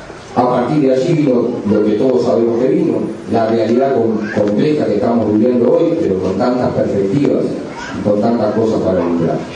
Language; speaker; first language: Spanish; native; Spanish